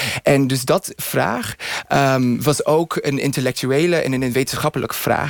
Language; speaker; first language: Dutch; non-native, fluent; English